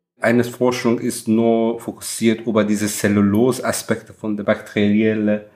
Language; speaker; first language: German; non-native, fluent; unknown